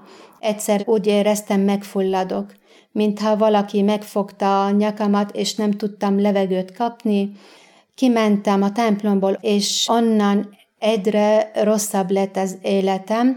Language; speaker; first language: Hungarian; non-native, fluent; Arabic